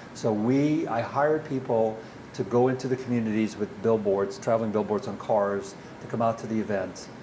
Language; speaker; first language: English; early bilingual, other home language; Dutch